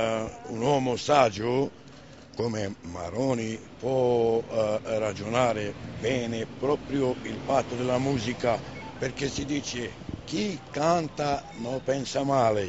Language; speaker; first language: Italian; non-native, fluent; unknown